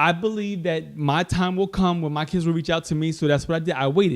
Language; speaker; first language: English; native; English